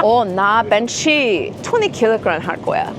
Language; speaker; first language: Korean; non-native, learner; English